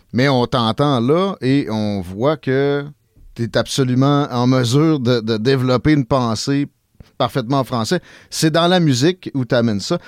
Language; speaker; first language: French; native; French